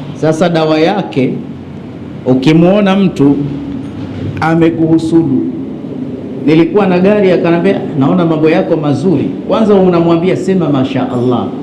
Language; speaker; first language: Swahili; native; Swahili